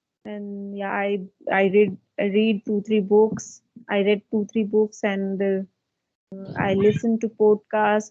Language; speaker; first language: English; non-native, fluent; Hindi